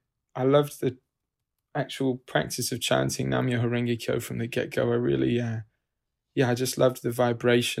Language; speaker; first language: English; native; English